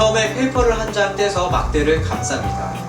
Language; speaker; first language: Korean; native; Korean